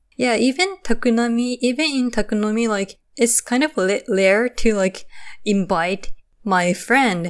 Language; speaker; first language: English; non-native, fluent; Japanese